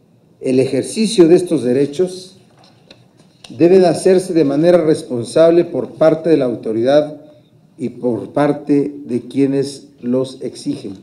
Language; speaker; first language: Spanish; native; Spanish